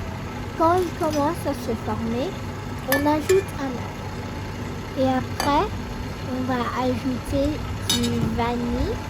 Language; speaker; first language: French; non-native, learner; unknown